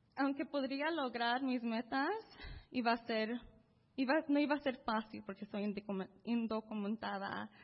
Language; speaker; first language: Spanish; early bilingual, heritage; Spanish